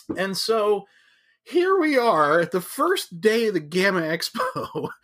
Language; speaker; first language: English; native; English